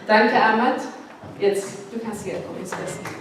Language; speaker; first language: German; non-native, learner; Persian